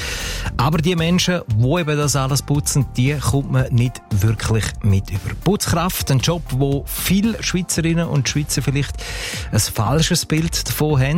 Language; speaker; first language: German; native; German